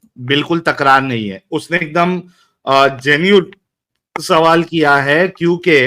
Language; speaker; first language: Hindi; native; Hindi